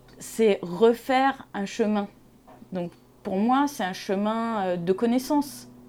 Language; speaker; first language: French; non-native, local second language; Arabic